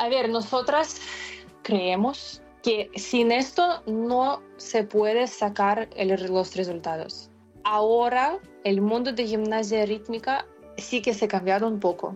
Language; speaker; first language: Spanish; non-native, fluent; Ukrainian